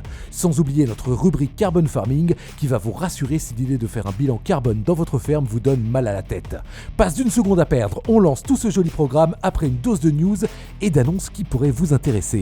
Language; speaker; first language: French; native; French